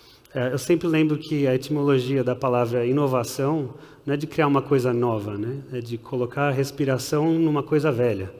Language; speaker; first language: Portuguese; early bilingual, heritage; Portuguese